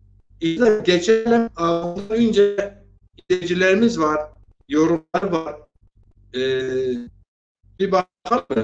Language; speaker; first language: Turkish; native; Turkish